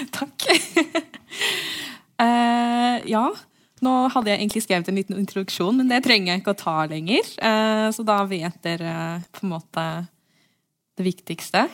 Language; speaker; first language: Norwegian; early bilingual, heritage; English